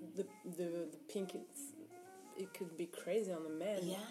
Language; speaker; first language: English; non-native, fluent; Arabic